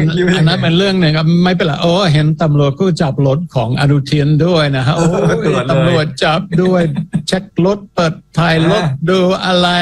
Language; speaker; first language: Thai; non-native, fluent; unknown